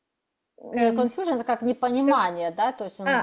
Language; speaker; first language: Russian; native; Russian